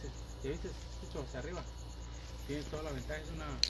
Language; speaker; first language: Spanish; native; Spanish